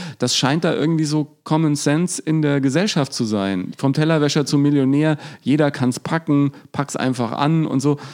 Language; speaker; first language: German; native; German